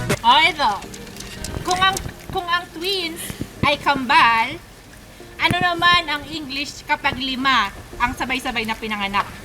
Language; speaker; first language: Filipino; native; Filipino